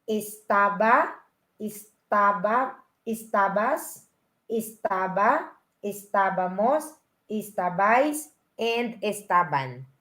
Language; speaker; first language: Spanish; non-native, fluent; Filipino